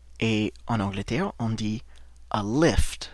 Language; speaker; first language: French; non-native, fluent; English